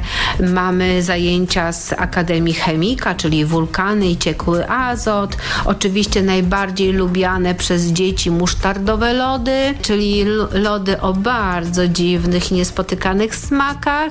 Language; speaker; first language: Polish; native; Polish